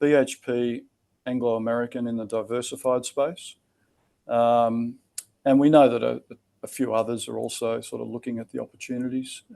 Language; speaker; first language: English; native; English